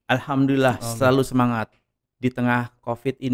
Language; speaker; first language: Indonesian; native; Indonesian